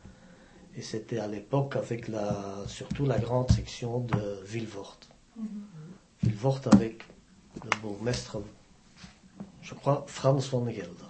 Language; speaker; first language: French; native; French